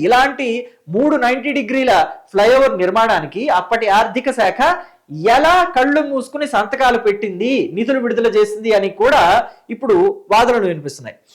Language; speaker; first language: Telugu; native; Telugu